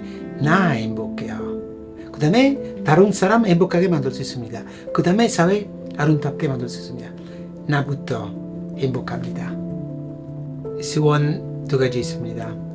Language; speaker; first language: Korean; non-native, fluent; Italian